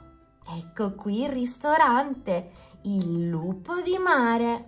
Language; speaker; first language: Italian; native; Italian